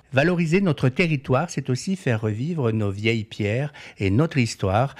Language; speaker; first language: French; native; French